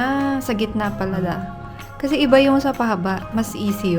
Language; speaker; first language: Filipino; native; Filipino